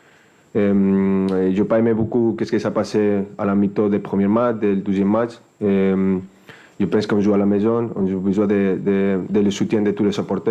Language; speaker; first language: French; non-native, fluent; Spanish